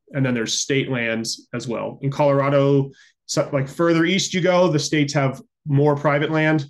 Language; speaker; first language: English; native; English